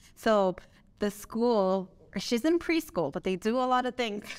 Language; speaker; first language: English; non-native, fluent; Spanish